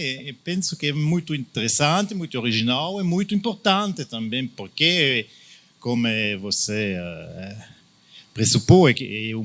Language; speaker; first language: Portuguese; non-native, learner; French